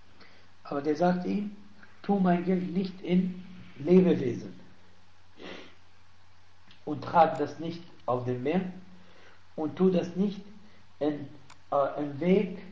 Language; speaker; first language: German; non-native, fluent; Arabic